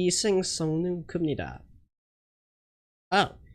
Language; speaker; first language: Korean; non-native, learner; English